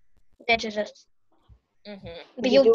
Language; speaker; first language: English; non-native, learner; Russian